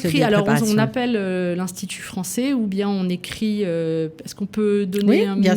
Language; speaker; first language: French; native; French